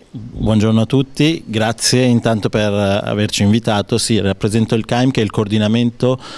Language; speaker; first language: Italian; non-native, fluent; Urdu